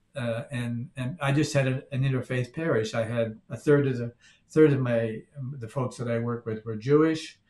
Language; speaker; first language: English; native; English